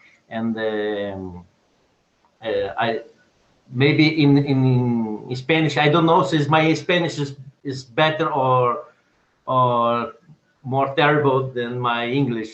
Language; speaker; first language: English; non-native, learner; Portuguese